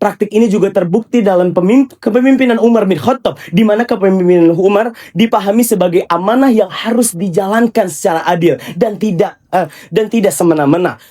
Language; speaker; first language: Indonesian; native; Indonesian